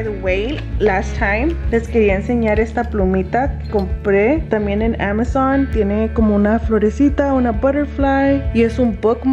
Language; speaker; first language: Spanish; early bilingual, heritage; English